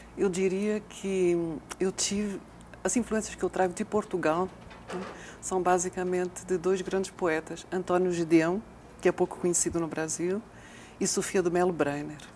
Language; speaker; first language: Portuguese; native; Portuguese